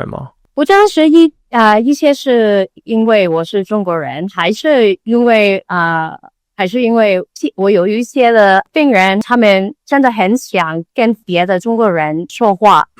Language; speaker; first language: Chinese; non-native, learner; Cantonese